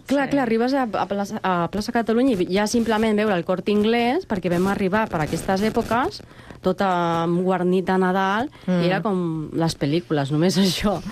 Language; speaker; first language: Catalan; early bilingual, other home language; Spanish